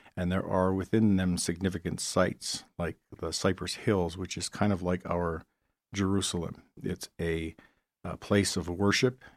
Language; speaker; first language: English; native; English